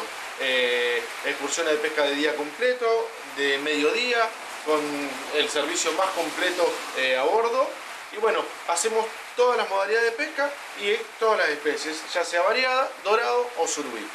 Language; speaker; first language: Spanish; native; Spanish